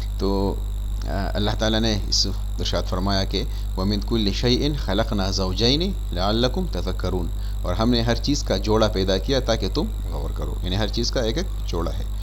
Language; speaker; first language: Urdu; non-native, local second language; Pashto